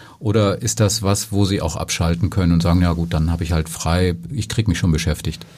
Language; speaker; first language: German; native; German